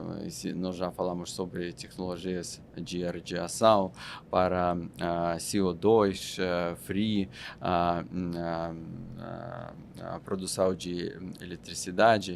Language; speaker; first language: Portuguese; non-native, fluent; Russian